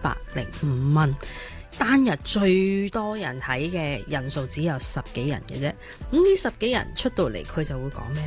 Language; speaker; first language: Cantonese; native; Cantonese